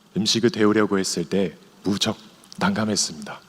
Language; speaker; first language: Korean; non-native, fluent; Chinese